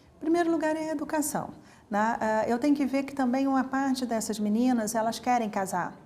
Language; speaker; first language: Portuguese; native; Portuguese